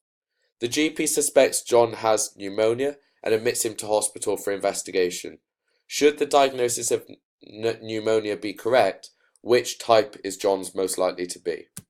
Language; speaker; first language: English; native; English